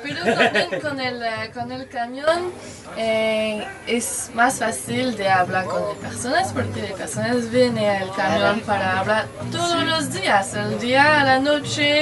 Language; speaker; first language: Spanish; non-native, learner; French